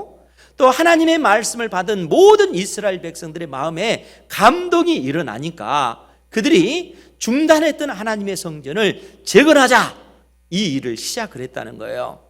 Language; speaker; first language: Korean; native; Korean